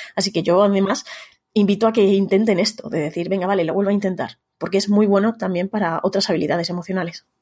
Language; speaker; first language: Spanish; native; Spanish